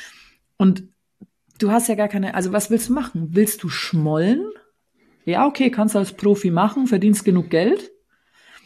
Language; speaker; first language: German; native; German